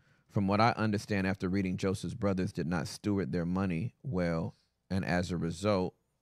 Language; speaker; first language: English; native; English